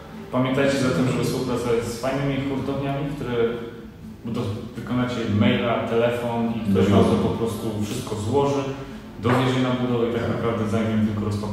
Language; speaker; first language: Polish; native; Polish